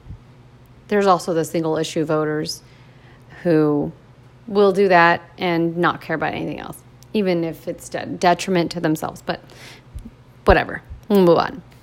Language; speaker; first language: English; native; English